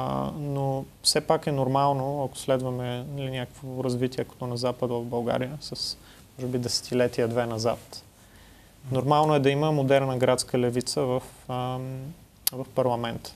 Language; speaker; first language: Bulgarian; native; Bulgarian